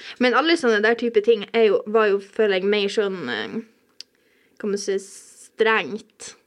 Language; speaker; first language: Norwegian; native; Norwegian